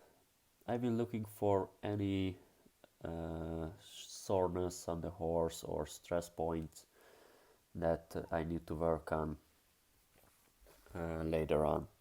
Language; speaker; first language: English; non-native, fluent; Hungarian